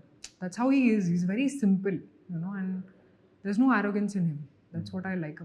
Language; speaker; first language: Telugu; non-native, fluent; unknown